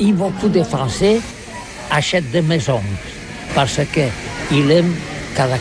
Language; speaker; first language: French; non-native, learner; Catalan